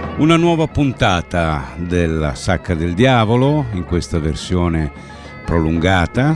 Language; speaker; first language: Italian; native; Italian